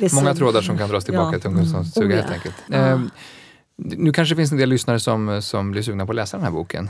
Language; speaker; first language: Swedish; native; Swedish